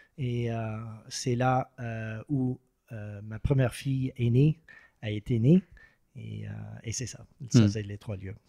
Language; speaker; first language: French; non-native, local second language; English